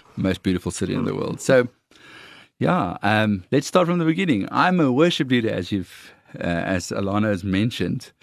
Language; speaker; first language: English; non-native, local second language; Afrikaans